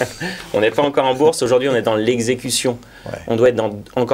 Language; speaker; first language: French; native; French